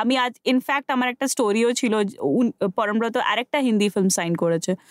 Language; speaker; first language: Bangla; early bilingual, heritage; Bangla